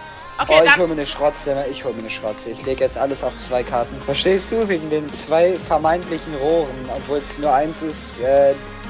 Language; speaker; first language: German; native; German